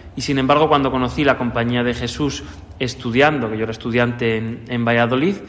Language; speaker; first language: Spanish; native; Spanish